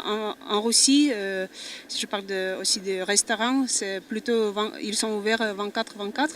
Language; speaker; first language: French; non-native, fluent; Russian